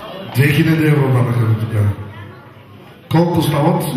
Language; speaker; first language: Bulgarian; non-native, local second language; Turkish